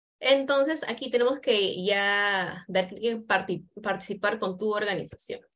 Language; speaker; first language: Spanish; native; Spanish